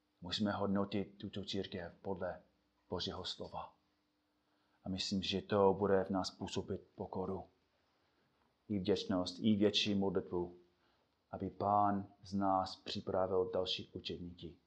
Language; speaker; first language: Czech; non-native, fluent; English